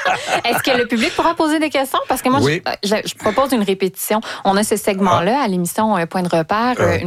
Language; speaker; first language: French; native; French